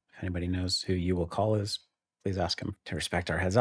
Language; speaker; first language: English; native; English